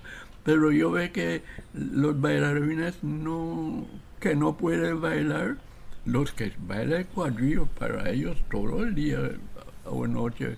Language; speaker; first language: Spanish; non-native, local second language; English